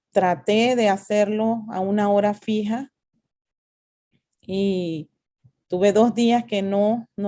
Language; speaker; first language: Spanish; native; Spanish